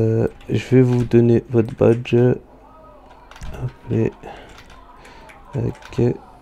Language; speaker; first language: French; native; French